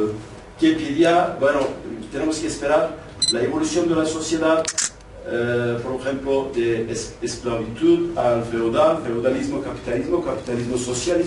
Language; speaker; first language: Spanish; non-native, fluent; Kurdish